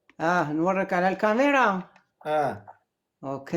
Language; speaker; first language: Arabic; native; Arabic